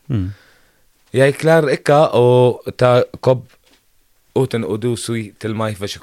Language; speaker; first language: Norwegian; non-native, learner; Arabic